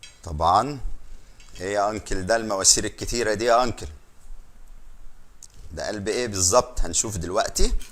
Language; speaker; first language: Arabic; native; Arabic